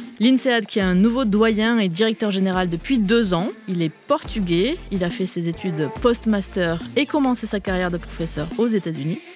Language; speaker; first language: French; native; French